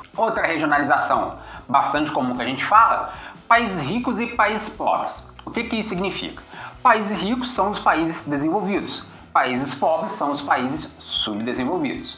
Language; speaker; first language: Portuguese; native; Portuguese